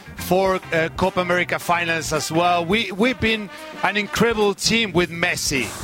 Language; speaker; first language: English; non-native, fluent; Spanish